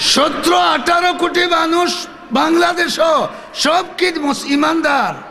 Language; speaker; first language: Bangla; non-native, local second language; Sylheti